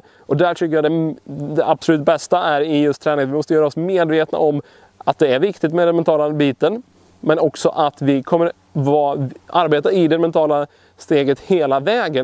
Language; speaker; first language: Swedish; native; Swedish